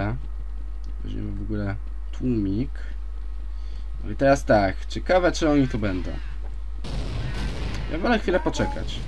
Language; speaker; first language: Polish; native; Polish